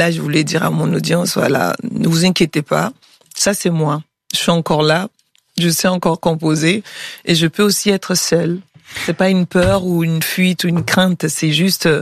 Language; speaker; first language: French; non-native, local second language; Bambara